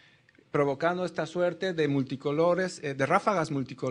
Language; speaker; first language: Spanish; native; Spanish